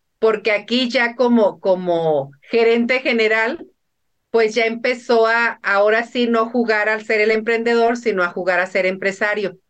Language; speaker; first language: Spanish; native; Spanish